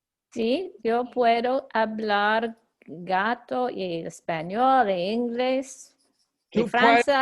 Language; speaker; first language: Spanish; non-native, learner; English